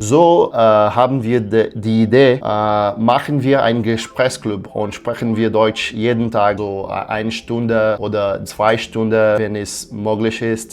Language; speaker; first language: German; non-native, learner; Portuguese